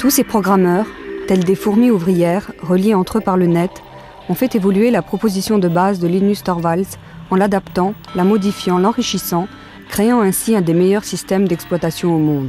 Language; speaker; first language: French; native; French